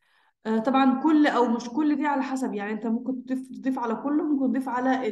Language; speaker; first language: Arabic; native; Arabic